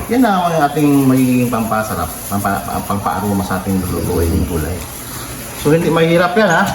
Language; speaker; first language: Filipino; non-native, local second language; Cebuano